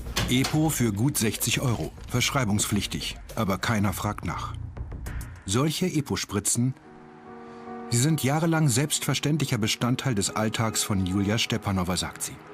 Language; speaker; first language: German; native; German